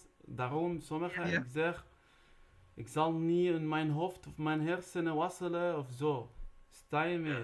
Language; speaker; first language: Dutch; non-native, learner; Arabic